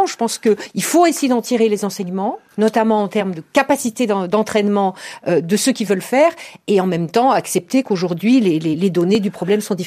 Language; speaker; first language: French; native; French